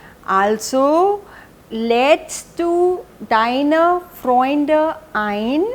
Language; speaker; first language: German; non-native, fluent; Hindi